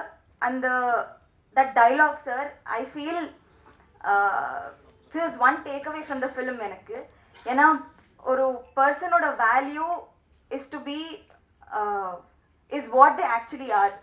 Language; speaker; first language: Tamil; non-native, learner; Telugu